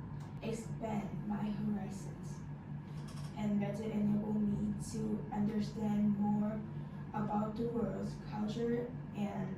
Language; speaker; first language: English; non-native, fluent; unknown